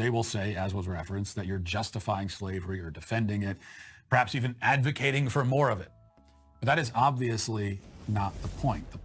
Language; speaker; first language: English; native; English